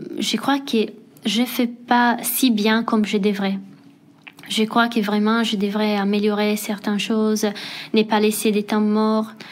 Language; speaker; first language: French; non-native, fluent; Italian